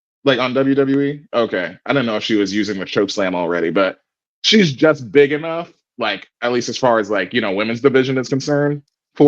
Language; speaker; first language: English; native; English